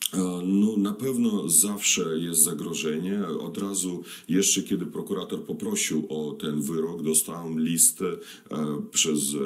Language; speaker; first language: Polish; non-native, fluent; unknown